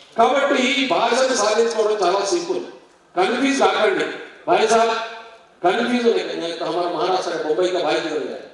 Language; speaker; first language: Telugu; non-native, local second language; Lambadi